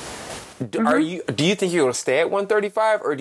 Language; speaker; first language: English; early bilingual, other home language; Spanish